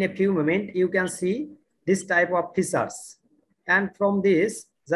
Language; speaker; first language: English; non-native, learner; Bangla